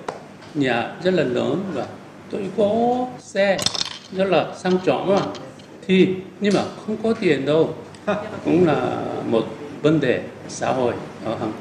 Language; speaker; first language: Vietnamese; non-native, fluent; Korean